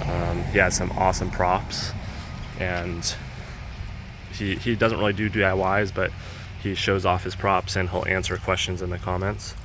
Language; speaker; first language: English; native; English